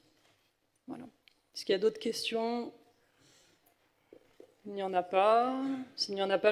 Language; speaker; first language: French; native; French